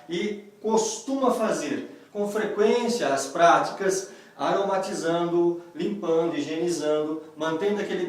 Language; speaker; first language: Portuguese; native; Portuguese